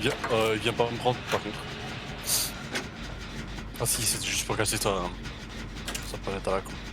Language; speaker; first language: French; native; French